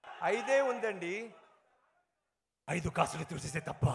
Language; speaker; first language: Telugu; non-native, learner; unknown